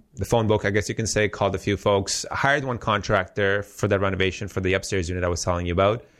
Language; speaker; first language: English; early bilingual, heritage; Persian